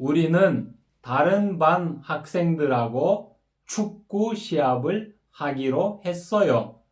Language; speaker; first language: Korean; non-native, fluent; Kyrgyz